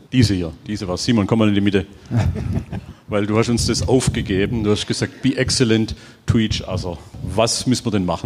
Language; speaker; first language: German; native; German